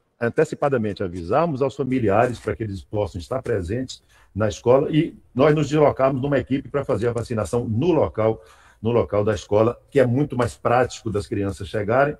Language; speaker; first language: Portuguese; native; Portuguese